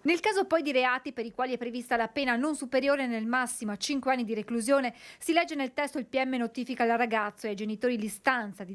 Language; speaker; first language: Italian; native; Italian